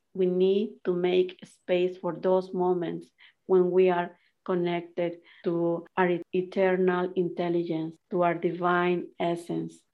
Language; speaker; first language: English; non-native, fluent; Spanish